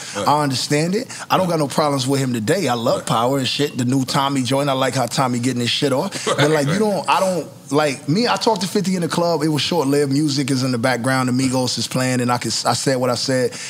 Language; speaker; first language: English; native; English